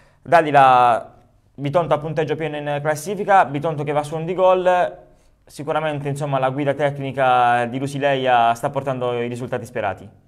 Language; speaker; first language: Italian; native; Italian